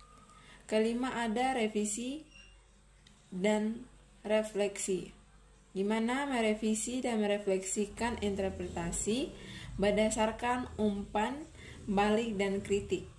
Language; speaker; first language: Indonesian; native; Indonesian